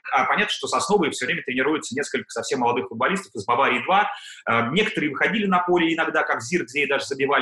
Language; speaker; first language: Russian; native; Russian